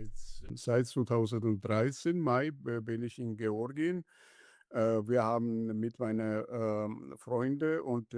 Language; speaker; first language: German; non-native, fluent; Georgian